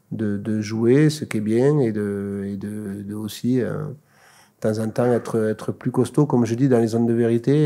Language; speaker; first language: French; native; French